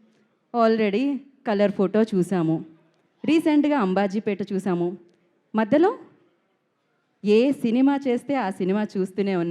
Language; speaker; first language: Telugu; native; Telugu